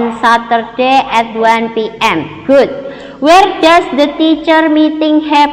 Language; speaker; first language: English; non-native, learner; Indonesian